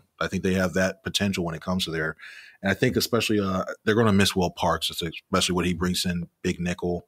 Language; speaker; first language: English; native; English